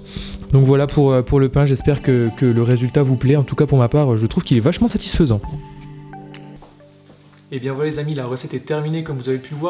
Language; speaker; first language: French; native; French